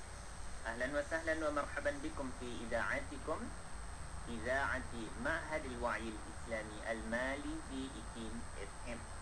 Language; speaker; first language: Arabic; non-native, fluent; Malay